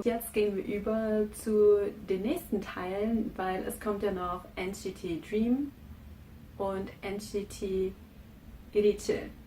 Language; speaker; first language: German; native; German